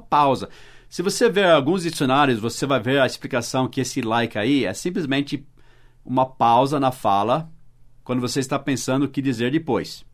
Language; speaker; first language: Portuguese; early bilingual, other home language; English